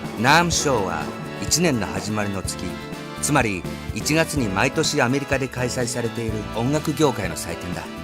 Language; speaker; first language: Japanese; native; Japanese